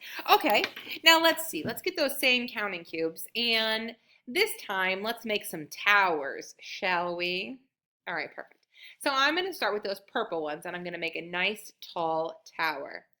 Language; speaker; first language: English; native; English